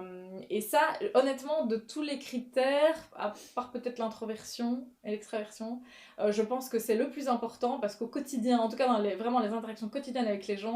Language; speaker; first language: French; native; French